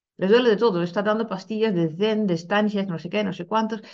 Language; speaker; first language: Spanish; non-native, fluent; Dutch